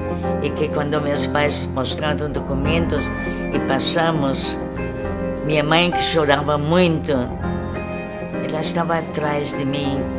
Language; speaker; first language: Portuguese; early bilingual, other home language; German